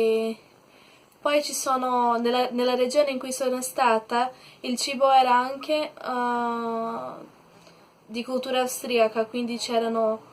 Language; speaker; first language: Italian; non-native, learner; Portuguese